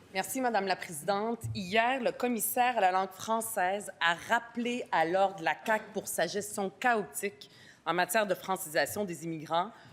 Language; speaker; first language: French; early bilingual, other home language; Arabic